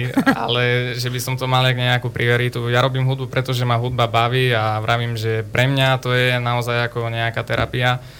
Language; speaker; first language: Slovak; non-native, local second language; Rusyn